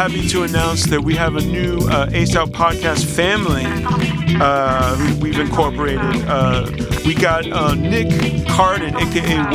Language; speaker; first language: English; native; English